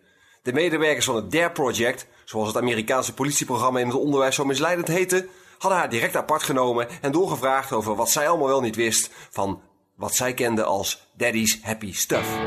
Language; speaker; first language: Dutch; native; Dutch